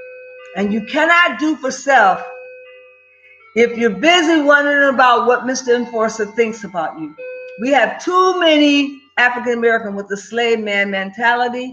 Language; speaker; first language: English; native; English